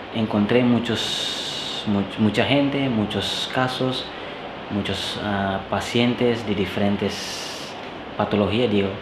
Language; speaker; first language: Spanish; non-native, fluent; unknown